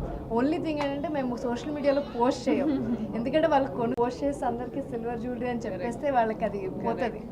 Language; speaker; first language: Telugu; native; Telugu